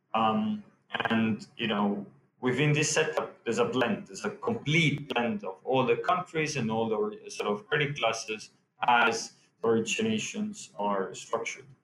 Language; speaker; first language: English; non-native, fluent; Estonian